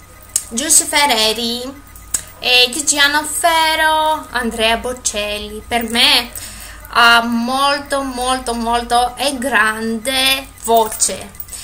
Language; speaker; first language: Italian; non-native, learner; Greek